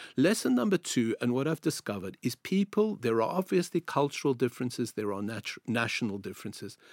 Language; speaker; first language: English; native; English